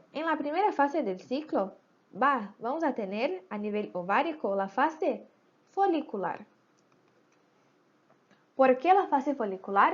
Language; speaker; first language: Spanish; native; Spanish